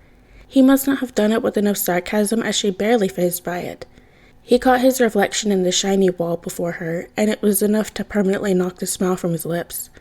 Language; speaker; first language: English; native; English